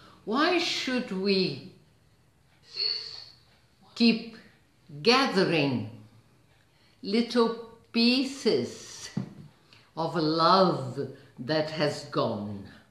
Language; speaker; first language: English; non-native, fluent; Portuguese